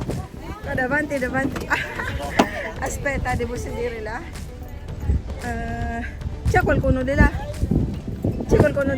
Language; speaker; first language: Italian; non-native, learner; Filipino